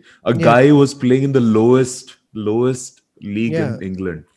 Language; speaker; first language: English; non-native, local second language; Hindi